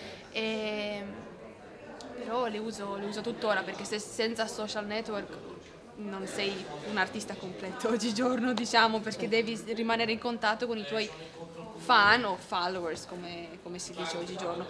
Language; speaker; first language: Italian; non-native, fluent; Romanian